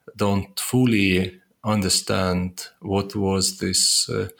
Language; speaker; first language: English; non-native, fluent; Estonian